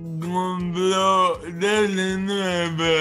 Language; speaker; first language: Spanish; non-native, learner; English